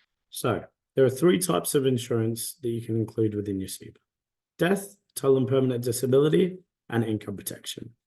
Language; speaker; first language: English; native; English